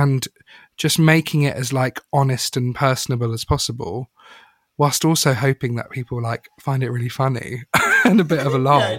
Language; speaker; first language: English; native; English